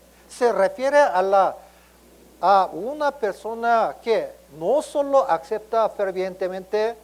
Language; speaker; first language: Spanish; non-native, learner; Korean